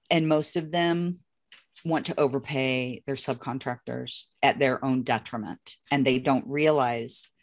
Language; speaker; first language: English; native; English